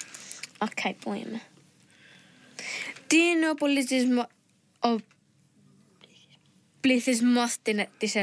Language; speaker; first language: Greek; early bilingual, heritage; English